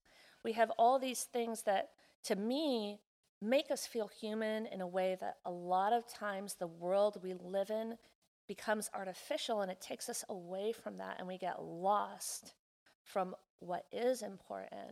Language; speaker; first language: English; native; English